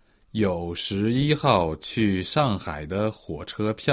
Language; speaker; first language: Chinese; non-native, learner; Portuguese